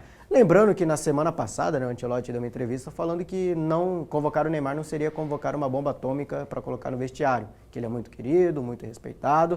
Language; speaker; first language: Portuguese; native; Portuguese